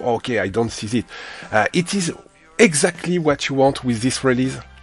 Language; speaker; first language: English; non-native, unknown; French